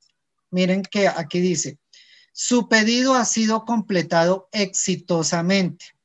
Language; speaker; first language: Spanish; native; Spanish